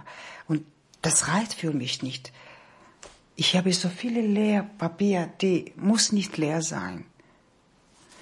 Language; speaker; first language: German; non-native, learner; Georgian